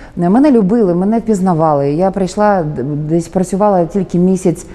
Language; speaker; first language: Ukrainian; native; Ukrainian